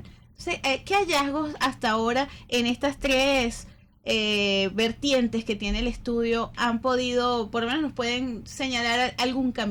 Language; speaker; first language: Spanish; native; Spanish